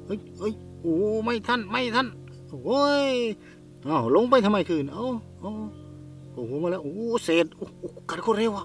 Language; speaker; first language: Thai; non-native, local second language; Khmer